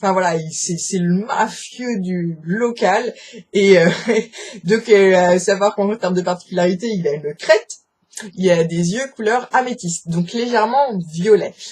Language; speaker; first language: French; native; French